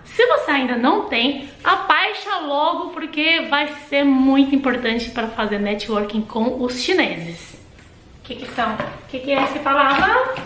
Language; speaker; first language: Portuguese; non-native, fluent; Chinese